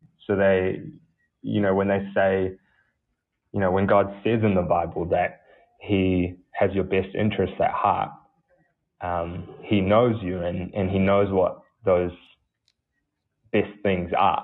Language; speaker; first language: English; native; English